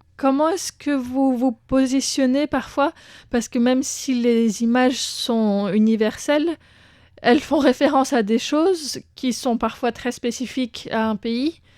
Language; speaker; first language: French; native; French